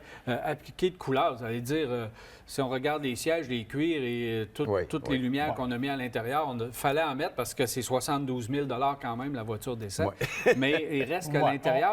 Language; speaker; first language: French; native; French